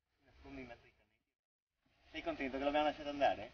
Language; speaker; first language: Italian; native; Italian